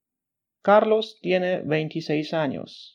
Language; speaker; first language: Spanish; non-native, fluent; Polish